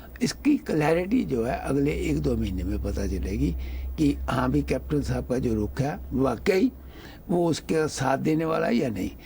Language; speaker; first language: Urdu; non-native, local second language; Punjabi